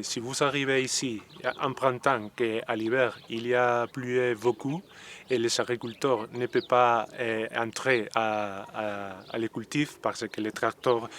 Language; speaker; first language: French; non-native, learner; Spanish